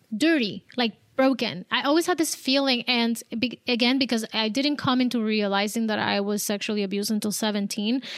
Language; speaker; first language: English; early bilingual, other home language; Spanish